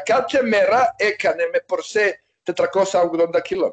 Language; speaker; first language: Greek; non-native, learner; Serbian